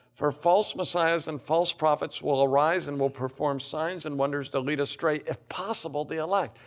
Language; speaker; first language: English; native; English